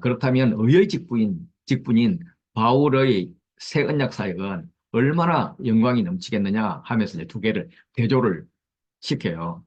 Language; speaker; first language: Korean; native; Korean